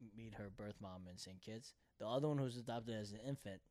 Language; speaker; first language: English; early bilingual, other home language; Korean